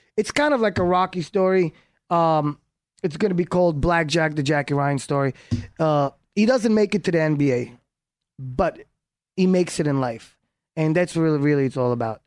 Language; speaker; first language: English; early bilingual, other home language; Hebrew